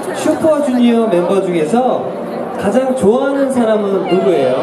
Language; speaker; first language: Korean; native; Korean